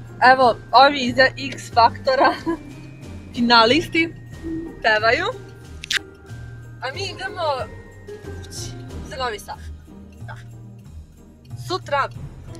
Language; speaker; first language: Bosnian; native; Bosnian